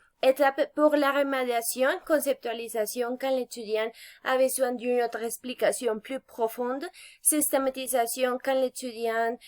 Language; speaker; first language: French; non-native, fluent; Spanish